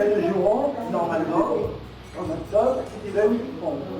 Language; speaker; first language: French; native; French